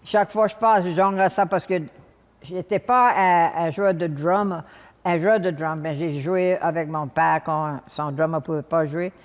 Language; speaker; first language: French; non-native, local second language; English